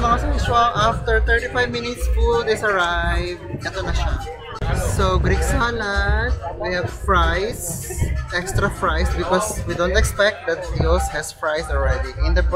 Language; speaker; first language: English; non-native, local second language; Filipino